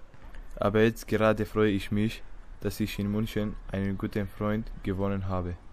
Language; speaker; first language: German; non-native, learner; Kurdish